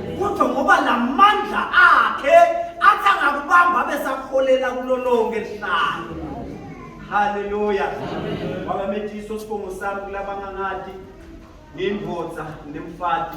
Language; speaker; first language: Zulu; non-native, local second language; Swati